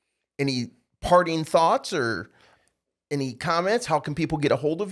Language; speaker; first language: English; native; English